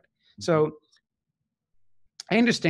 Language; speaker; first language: English; native; English